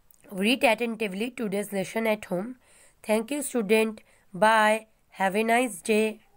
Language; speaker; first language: English; non-native, local second language; Bangla